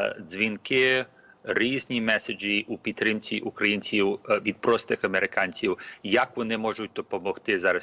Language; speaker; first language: Ukrainian; early bilingual, heritage; Ukrainian